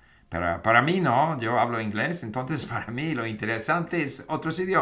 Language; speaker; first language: Spanish; non-native, fluent; English